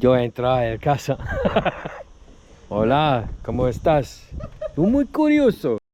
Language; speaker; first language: Spanish; non-native, learner; English